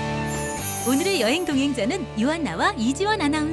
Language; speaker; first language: Korean; native; Korean